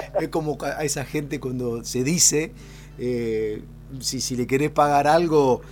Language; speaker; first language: Spanish; native; Spanish